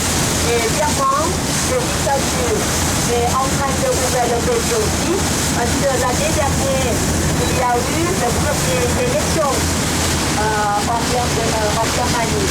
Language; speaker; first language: French; non-native, learner; Thai